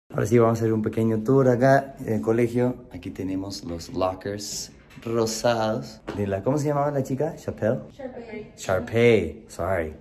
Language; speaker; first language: Spanish; non-native, fluent; English